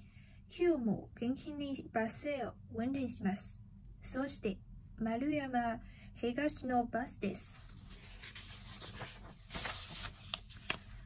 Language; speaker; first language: Japanese; non-native, learner; Chinese